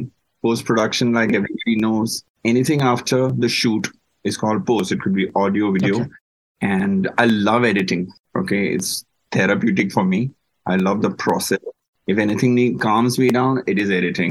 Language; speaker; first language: English; non-native, local second language; Malayalam